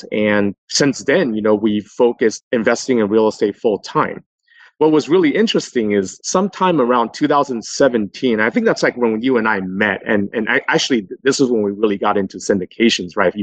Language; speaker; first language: English; native; English